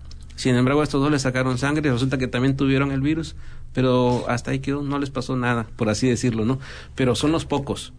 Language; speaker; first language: Spanish; native; Spanish